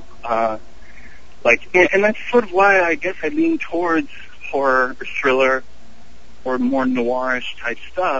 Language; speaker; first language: English; native; English